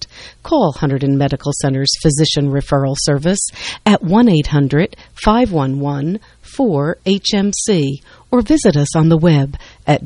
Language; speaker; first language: English; native; English